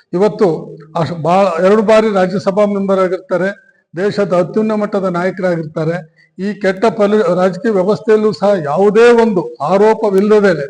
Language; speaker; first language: Kannada; native; Kannada